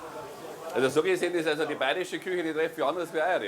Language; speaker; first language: German; native; German